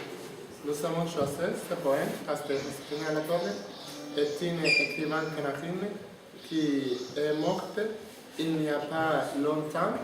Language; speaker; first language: French; non-native, learner; Spanish